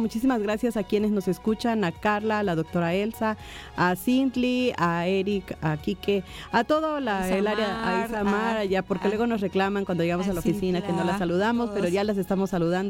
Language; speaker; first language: Spanish; native; Spanish